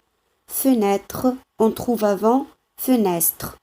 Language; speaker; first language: French; non-native, local second language; Arabic